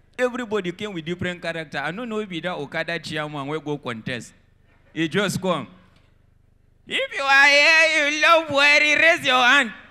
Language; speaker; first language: Nigerian Pidgin; non-native, local second language; Hausa